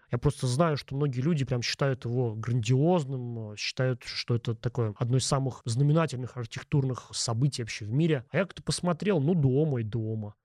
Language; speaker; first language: Russian; native; Russian